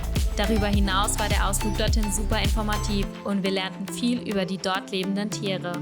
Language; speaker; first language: German; native; German